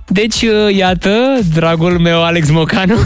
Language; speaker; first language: Romanian; native; Romanian